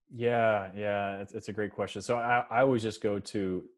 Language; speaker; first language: English; native; English